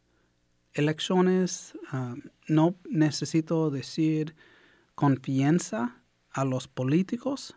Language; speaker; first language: Spanish; early bilingual, heritage; English